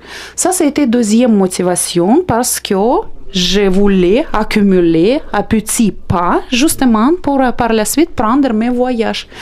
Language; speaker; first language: French; non-native, fluent; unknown